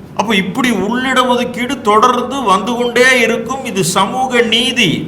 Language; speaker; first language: Tamil; native; Tamil